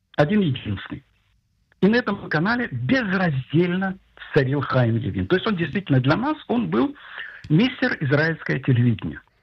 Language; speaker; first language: Russian; native; Russian